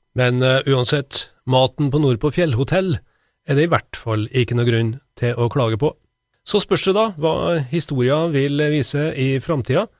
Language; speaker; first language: Norwegian; native; Norwegian